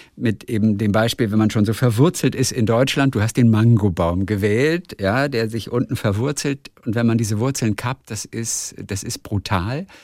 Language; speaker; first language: German; native; German